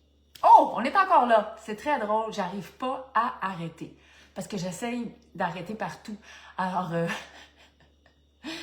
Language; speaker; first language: French; native; French